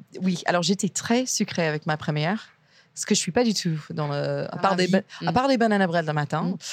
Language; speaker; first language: French; non-native, fluent; English